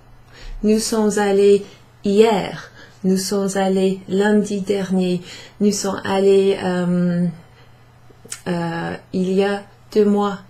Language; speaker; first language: French; non-native, fluent; English